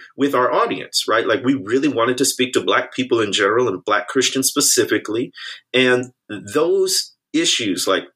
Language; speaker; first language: English; native; English